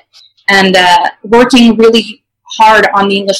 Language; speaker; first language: English; non-native, fluent; French